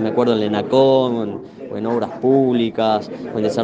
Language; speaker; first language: Spanish; native; Spanish